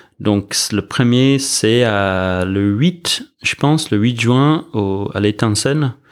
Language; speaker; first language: French; non-native, fluent; English